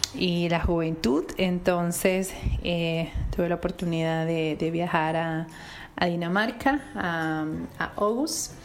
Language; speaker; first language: Spanish; native; Spanish